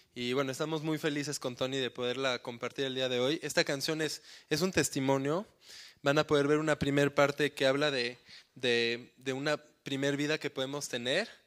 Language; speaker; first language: Spanish; early bilingual, heritage; Spanish